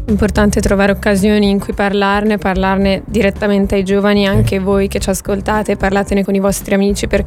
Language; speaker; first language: Italian; native; Italian